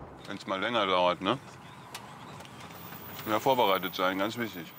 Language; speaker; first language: German; native; German